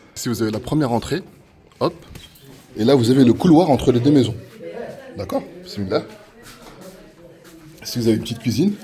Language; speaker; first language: French; non-native, local second language; Arabic